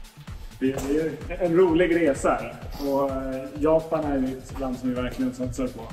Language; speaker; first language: Swedish; native; Swedish